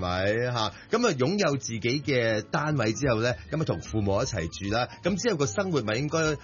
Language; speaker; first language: Cantonese; native; Cantonese